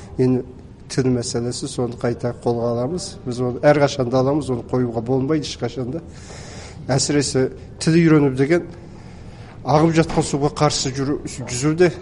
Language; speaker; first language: Kazakh; early bilingual, heritage; Kazakh